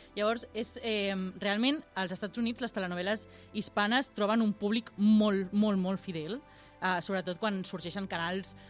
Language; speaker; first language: Catalan; non-native, local second language; Spanish